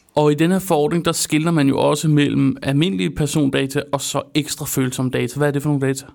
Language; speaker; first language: Danish; native; Danish